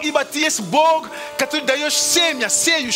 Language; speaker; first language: Russian; native; Russian